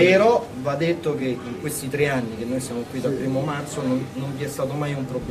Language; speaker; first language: Italian; native; Italian